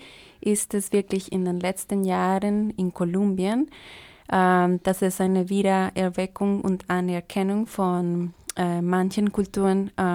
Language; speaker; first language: German; non-native, fluent; Spanish